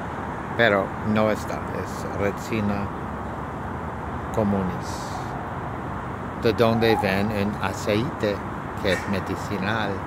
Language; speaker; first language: Spanish; non-native, learner; English